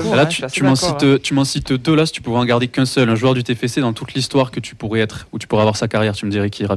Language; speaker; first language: French; native; French